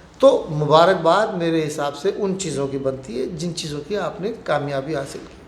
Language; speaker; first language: Urdu; native; Urdu